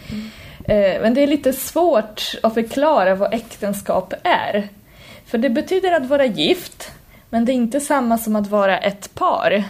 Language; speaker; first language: Swedish; native; Swedish